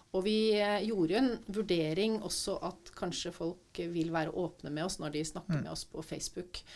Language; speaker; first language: Norwegian; native; Norwegian